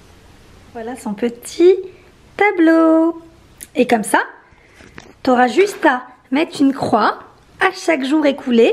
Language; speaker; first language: French; native; French